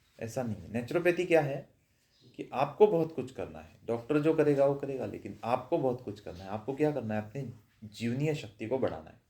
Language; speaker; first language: Hindi; non-native, local second language; Marathi